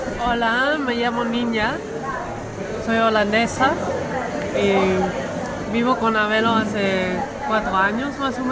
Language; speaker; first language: Spanish; non-native, fluent; Dutch